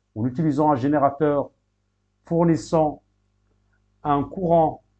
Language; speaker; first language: French; non-native, local second language; Arabic